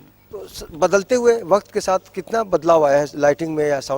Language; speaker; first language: Hindi; native; Hindi